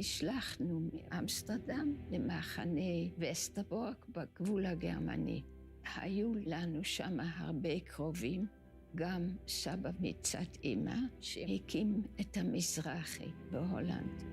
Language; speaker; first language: Hebrew; early bilingual, other home language; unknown